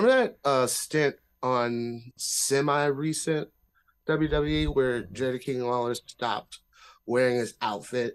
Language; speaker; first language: English; native; English